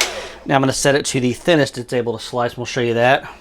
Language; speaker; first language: English; native; English